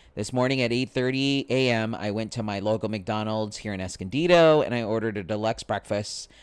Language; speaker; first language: English; native; English